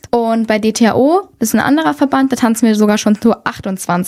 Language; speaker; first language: German; native; German